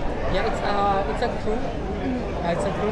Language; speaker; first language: English; non-native, learner; Filipino